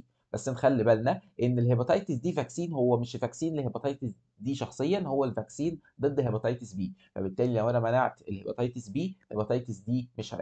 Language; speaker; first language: Arabic; native; Arabic